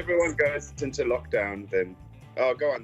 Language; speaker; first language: English; native; English